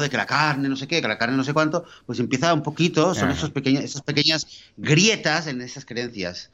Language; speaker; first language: Spanish; native; Spanish